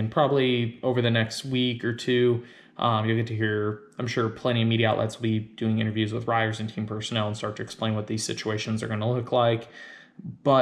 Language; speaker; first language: English; native; English